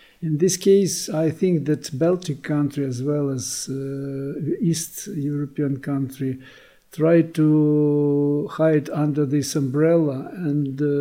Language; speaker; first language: English; non-native, learner; Ukrainian